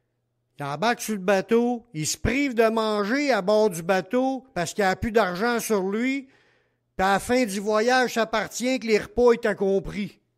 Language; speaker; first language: French; native; French